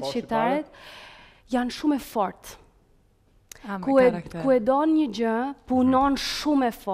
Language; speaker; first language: Albanian; early bilingual, heritage; Spanish